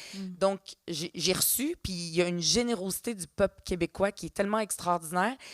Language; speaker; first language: French; early bilingual, other home language; Arabic